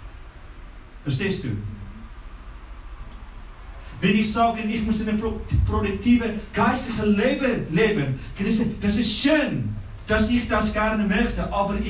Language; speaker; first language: German; non-native, fluent; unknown